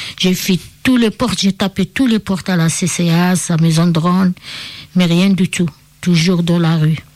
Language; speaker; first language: French; non-native, local second language; Arabic